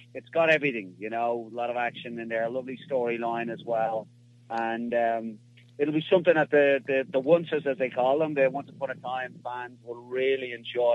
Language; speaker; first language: English; native; English